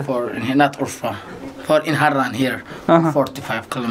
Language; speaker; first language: English; non-native, learner; Arabic